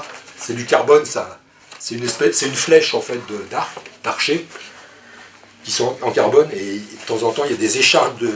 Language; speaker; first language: French; native; French